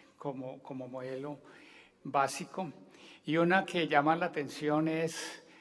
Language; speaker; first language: Spanish; native; Spanish